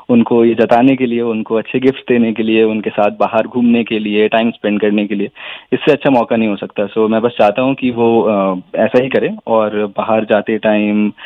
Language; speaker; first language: Hindi; native; Hindi